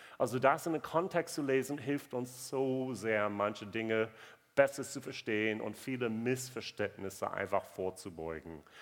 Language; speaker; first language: German; non-native, fluent; English